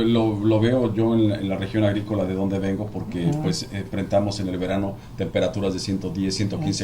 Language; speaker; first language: Spanish; native; Spanish